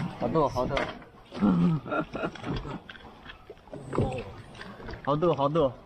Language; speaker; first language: Chinese; native; Chinese